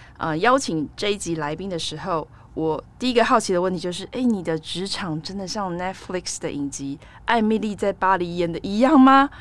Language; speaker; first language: Chinese; native; Chinese